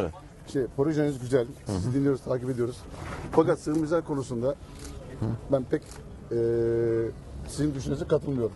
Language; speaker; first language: Turkish; native; Turkish